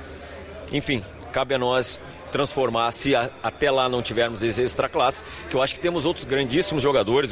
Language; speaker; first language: Portuguese; native; Portuguese